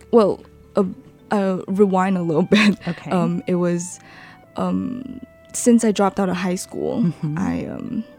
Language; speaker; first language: English; non-native, local second language; Chinese